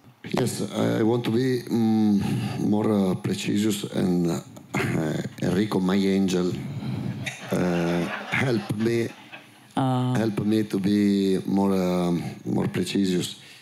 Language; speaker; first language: English; non-native, learner; Italian